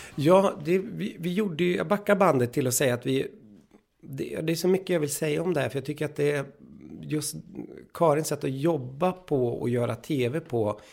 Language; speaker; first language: Swedish; native; Swedish